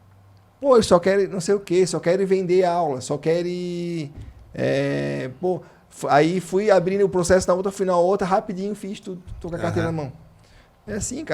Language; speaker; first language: Portuguese; native; Portuguese